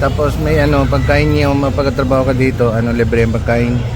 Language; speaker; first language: Filipino; non-native, local second language; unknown